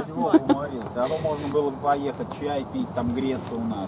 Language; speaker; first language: Russian; native; Russian